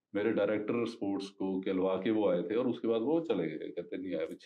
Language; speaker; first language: Hindi; native; Hindi